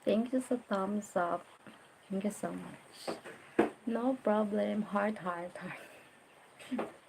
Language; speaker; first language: English; non-native, learner; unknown